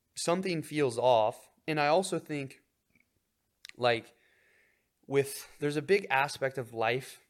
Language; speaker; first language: English; native; English